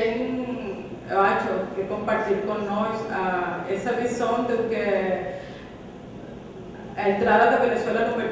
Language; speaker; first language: Portuguese; non-native, fluent; Spanish